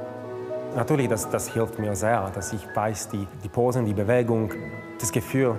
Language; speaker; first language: German; non-native, fluent; Slovak